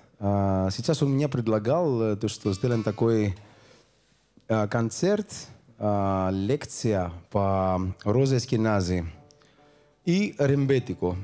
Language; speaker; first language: Russian; non-native, learner; Greek